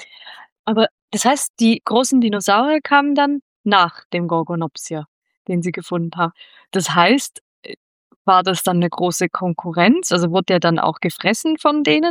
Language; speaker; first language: German; native; German